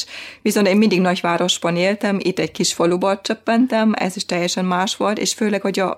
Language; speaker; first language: Hungarian; non-native, fluent; German